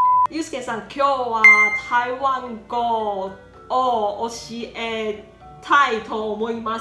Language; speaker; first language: Japanese; non-native, learner; Chinese